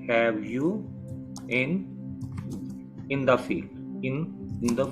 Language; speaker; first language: English; non-native, fluent; Hindi